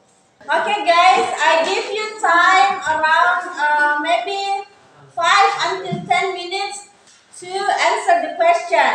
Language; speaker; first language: English; non-native, learner; Indonesian